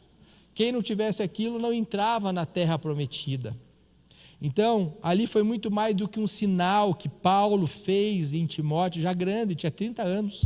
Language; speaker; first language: Portuguese; native; Portuguese